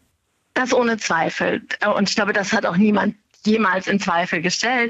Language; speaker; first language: German; native; German